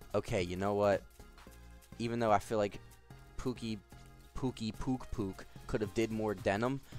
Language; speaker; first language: English; native; English